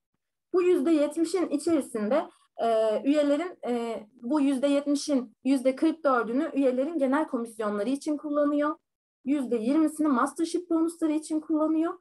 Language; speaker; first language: Turkish; native; Turkish